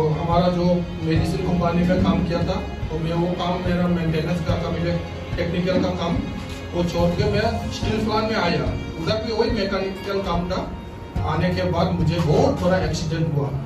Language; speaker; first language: Hindi; non-native, local second language; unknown